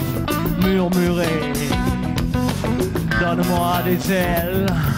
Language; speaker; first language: French; native; French